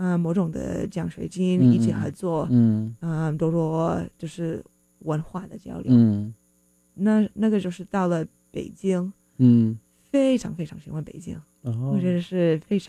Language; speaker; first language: Chinese; non-native, fluent; English